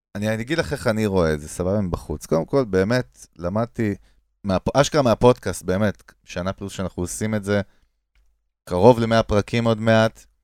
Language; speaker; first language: Hebrew; native; Hebrew